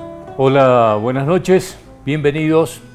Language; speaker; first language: Spanish; native; Spanish